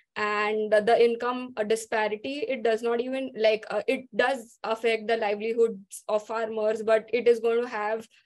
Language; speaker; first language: English; non-native, local second language; Marathi